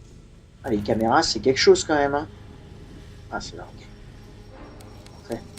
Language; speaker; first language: French; native; French